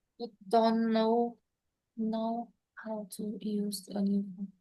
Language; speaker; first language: English; non-native, learner; Vietnamese